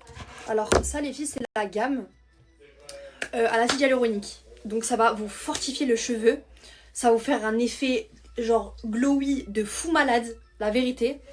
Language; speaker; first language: French; native; French